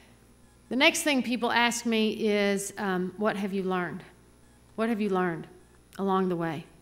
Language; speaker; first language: English; native; English